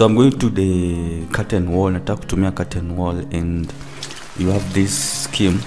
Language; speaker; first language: English; non-native, local second language; Swahili